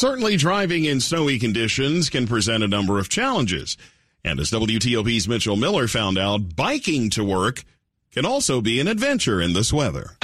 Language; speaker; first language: English; native; English